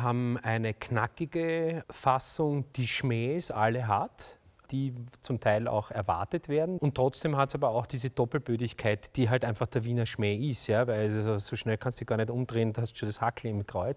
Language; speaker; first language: German; native; German